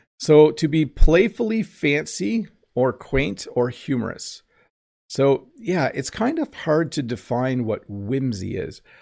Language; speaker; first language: English; native; English